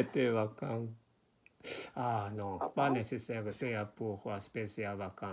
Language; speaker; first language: French; non-native, learner; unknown